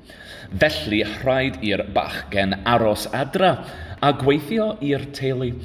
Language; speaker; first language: Welsh; non-native, learner; English